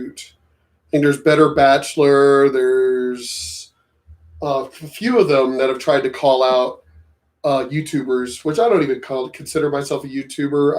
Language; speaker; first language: English; native; English